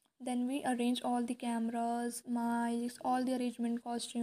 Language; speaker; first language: English; non-native, local second language; Hindi